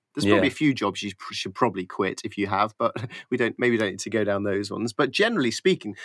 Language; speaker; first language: English; native; English